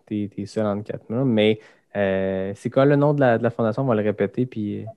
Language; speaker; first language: French; native; French